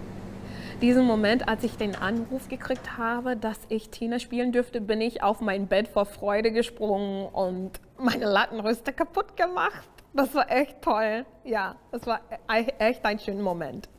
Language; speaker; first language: German; non-native, fluent; English